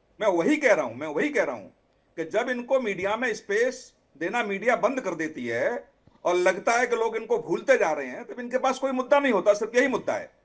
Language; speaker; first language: Hindi; native; Hindi